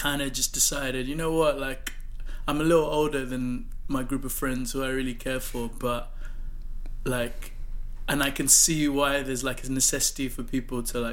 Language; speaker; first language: English; non-native, local second language; Yoruba